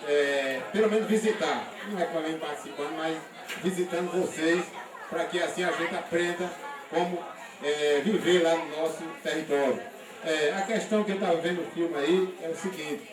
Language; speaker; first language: Portuguese; native; Portuguese